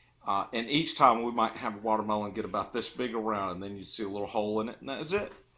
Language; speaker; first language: English; native; English